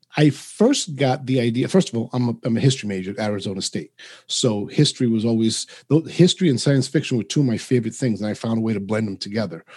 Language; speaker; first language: English; early bilingual, other home language; Spanish